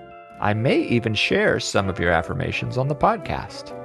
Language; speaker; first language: English; native; English